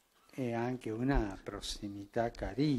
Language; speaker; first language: Italian; early bilingual, heritage; Spanish